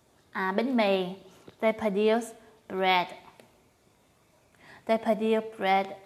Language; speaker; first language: English; non-native, learner; Vietnamese